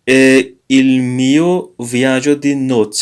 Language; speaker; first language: Italian; non-native, learner; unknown